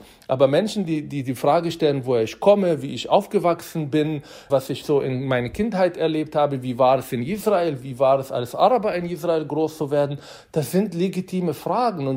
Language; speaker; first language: German; non-native, fluent; Arabic